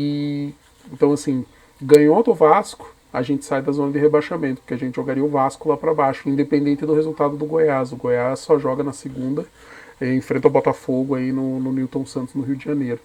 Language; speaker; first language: Portuguese; native; Portuguese